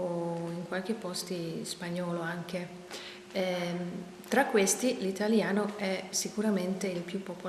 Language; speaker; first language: Italian; non-native, fluent; Hungarian